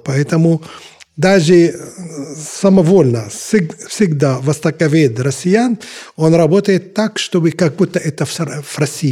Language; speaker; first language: Russian; non-native, fluent; Arabic